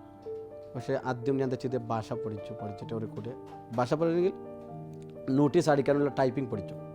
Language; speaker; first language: Malayalam; non-native, local second language; Assamese